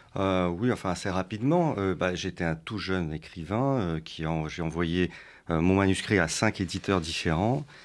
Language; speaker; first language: French; early bilingual, other home language; Russian